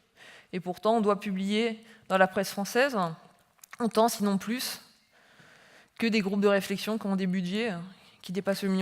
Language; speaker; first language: French; native; French